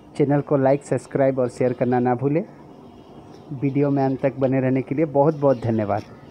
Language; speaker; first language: Hindi; native; Hindi